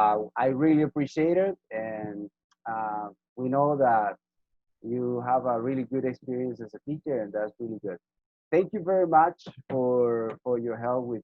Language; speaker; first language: English; non-native, fluent; Spanish